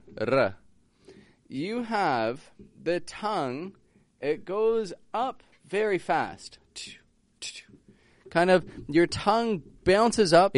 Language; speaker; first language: English; native; English